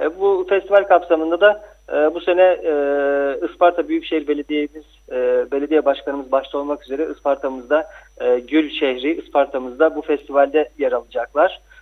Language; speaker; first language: Turkish; native; Turkish